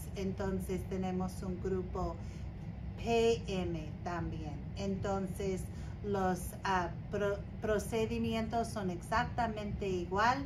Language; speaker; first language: Spanish; non-native, learner; English